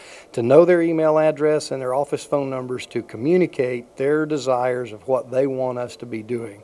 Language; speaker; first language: English; native; English